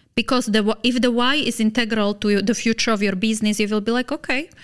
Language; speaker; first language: English; non-native, fluent; Slovak